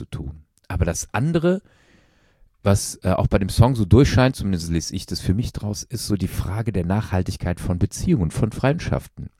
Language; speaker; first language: German; native; German